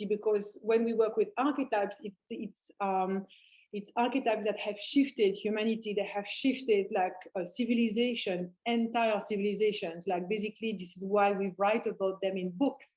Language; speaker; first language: English; non-native, fluent; French